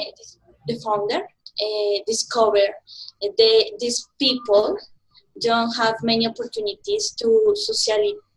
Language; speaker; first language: English; non-native, learner; Spanish